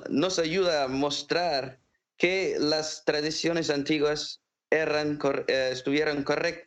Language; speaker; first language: Spanish; non-native, fluent; English